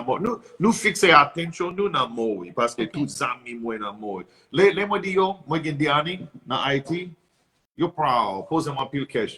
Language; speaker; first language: Haitian Creole; non-native, learner; English